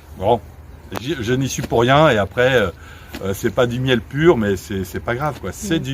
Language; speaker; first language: French; native; French